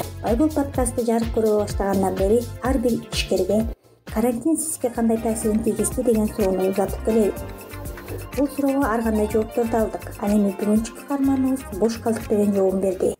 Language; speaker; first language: Kyrgyz; native; Kyrgyz